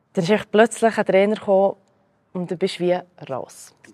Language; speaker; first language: German; early bilingual, other home language; Croatian